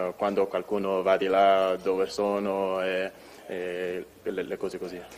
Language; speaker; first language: Italian; non-native, learner; English